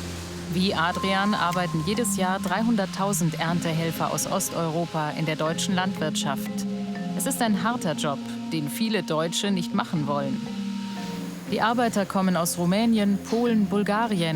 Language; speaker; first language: German; native; German